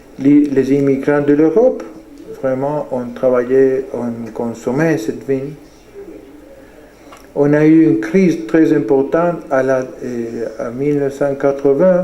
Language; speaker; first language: French; non-native, fluent; Spanish